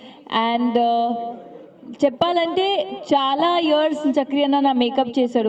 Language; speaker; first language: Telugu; non-native, fluent; Hindi